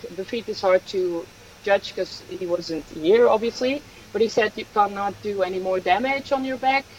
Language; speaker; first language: English; non-native, fluent; Dutch